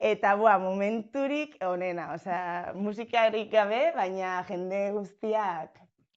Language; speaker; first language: Basque; non-native, local second language; Spanish